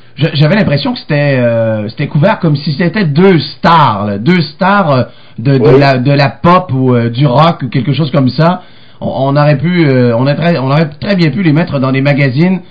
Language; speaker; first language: French; native; French